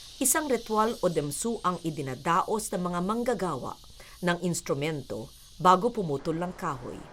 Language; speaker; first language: Filipino; native; Filipino